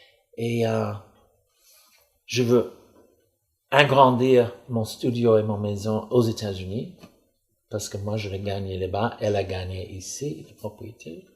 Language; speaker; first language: French; non-native, fluent; English